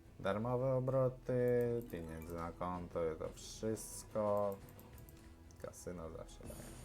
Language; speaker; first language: Polish; non-native, learner; Russian